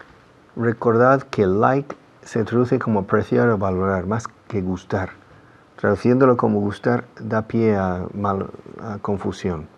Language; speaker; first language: Spanish; non-native, fluent; English